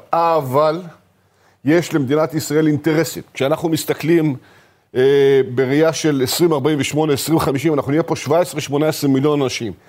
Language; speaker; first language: Hebrew; native; Hebrew